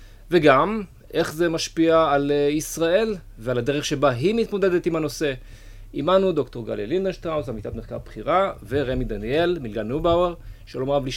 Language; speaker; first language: Hebrew; native; Hebrew